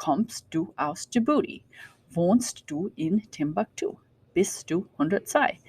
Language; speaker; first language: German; non-native, fluent; English